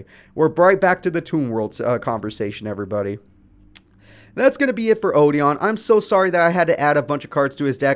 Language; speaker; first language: English; native; English